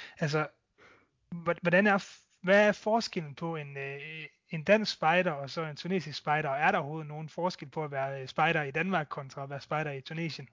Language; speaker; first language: Danish; native; Danish